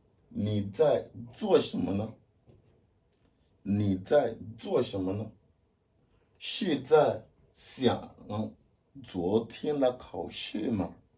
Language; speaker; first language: Chinese; non-native, learner; French